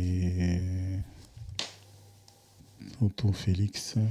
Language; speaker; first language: French; native; French